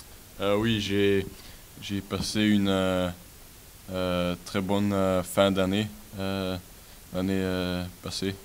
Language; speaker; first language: French; non-native, local second language; Dutch